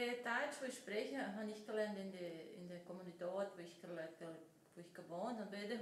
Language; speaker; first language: German; early bilingual, heritage; German